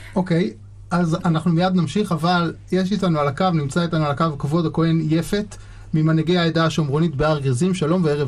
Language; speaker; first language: Hebrew; native; Hebrew